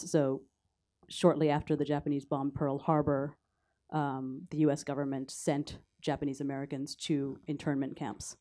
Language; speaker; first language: English; native; English